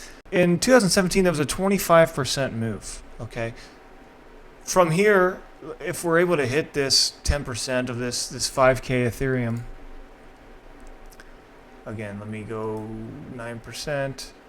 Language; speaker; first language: English; native; English